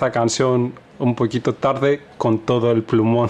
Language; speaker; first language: Spanish; non-native, fluent; Greek